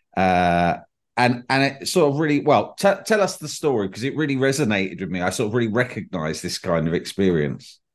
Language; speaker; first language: English; native; English